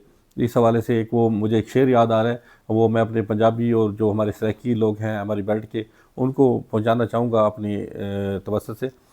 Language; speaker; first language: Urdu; non-native, local second language; Punjabi